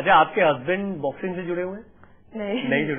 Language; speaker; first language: Hindi; native; Hindi